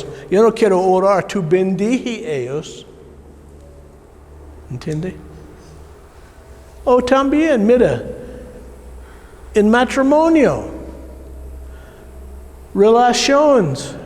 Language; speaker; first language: Spanish; non-native, learner; English